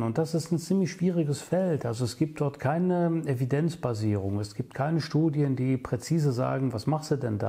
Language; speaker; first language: German; native; German